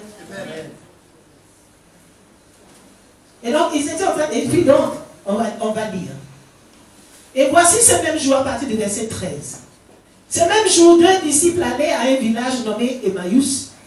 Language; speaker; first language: French; non-native, fluent; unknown